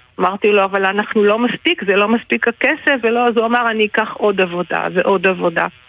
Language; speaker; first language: Hebrew; native; Hebrew